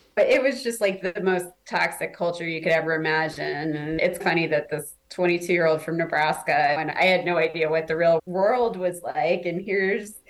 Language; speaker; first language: English; native; English